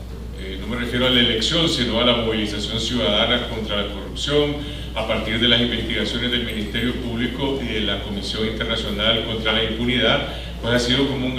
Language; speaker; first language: Spanish; native; Spanish